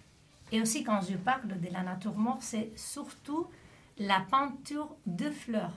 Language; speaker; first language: French; non-native, fluent; Spanish